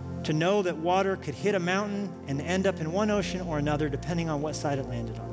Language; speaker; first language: English; native; English